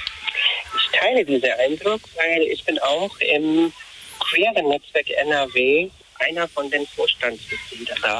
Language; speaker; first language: German; non-native, fluent; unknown